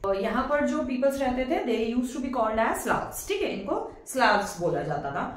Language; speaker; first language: Hindi; non-native, local second language; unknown